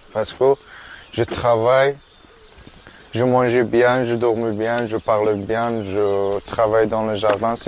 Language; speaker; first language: French; non-native, learner; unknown